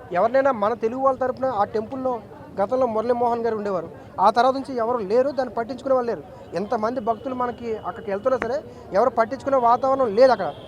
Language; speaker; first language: Telugu; native; Telugu